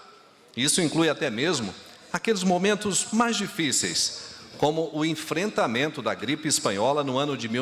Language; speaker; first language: Portuguese; native; Portuguese